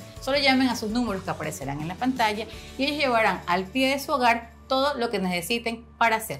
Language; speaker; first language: Spanish; native; Spanish